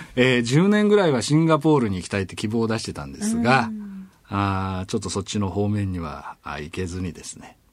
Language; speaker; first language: Japanese; native; Japanese